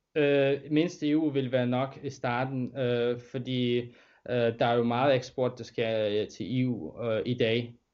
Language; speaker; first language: Danish; non-native, fluent; Russian